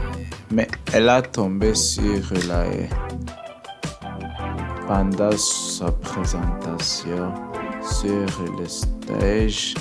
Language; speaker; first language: French; non-native, learner; English